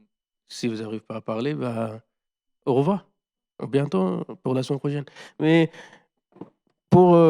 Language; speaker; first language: French; non-native, learner; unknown